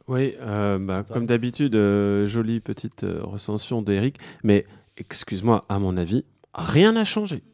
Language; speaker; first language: French; native; French